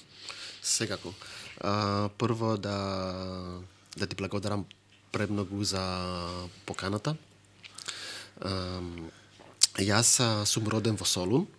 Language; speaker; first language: Macedonian; non-native, fluent; Greek